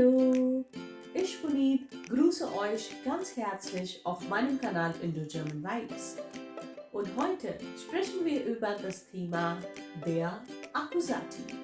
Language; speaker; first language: German; non-native, fluent; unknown